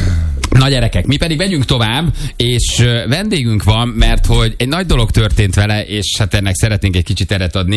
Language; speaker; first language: Hungarian; native; Hungarian